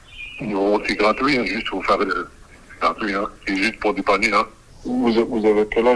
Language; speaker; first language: French; non-native, learner; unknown